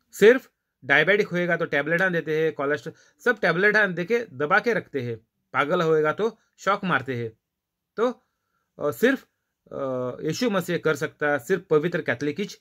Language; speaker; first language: Hindi; non-native, local second language; Marathi